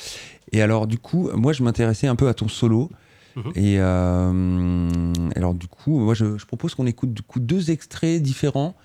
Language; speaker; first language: French; native; French